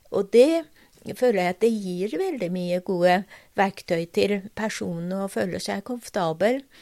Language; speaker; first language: Norwegian; non-native, fluent; Persian